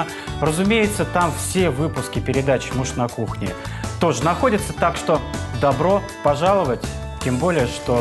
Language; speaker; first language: Russian; native; Russian